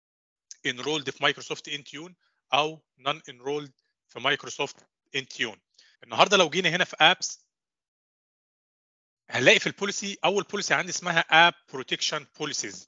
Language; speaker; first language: Arabic; native; Arabic